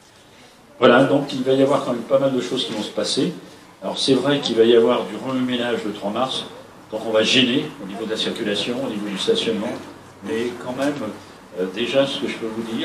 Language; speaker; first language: French; native; French